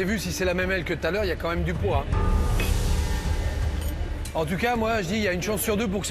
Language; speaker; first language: French; native; French